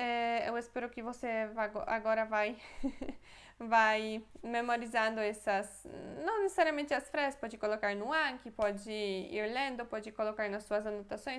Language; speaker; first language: Portuguese; non-native, fluent; Polish